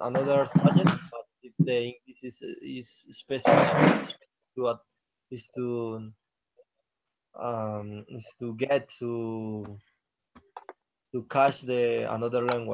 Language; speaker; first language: English; non-native, learner; Spanish